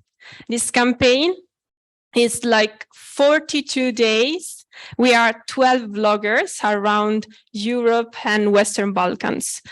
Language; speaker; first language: English; non-native, fluent; Italian